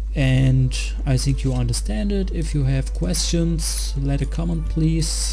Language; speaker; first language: English; non-native, learner; German